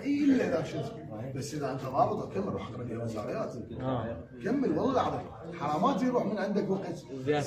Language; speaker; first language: Arabic; native; Arabic